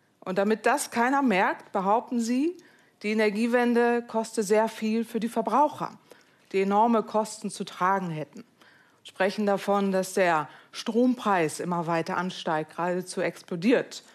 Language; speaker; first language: German; native; German